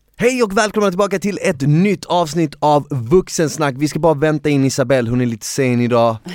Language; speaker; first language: Swedish; early bilingual, other home language; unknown